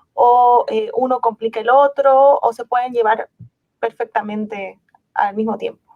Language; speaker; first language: Spanish; native; Spanish